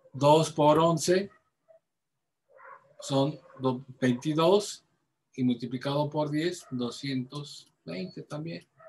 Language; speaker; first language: Spanish; native; Spanish